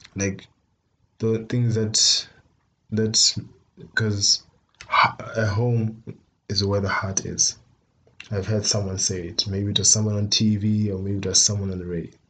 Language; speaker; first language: English; non-native, local second language; Tswana